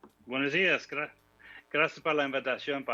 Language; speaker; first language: Spanish; non-native, fluent; English